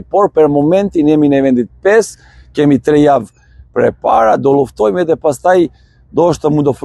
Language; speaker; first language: Albanian; non-native, learner; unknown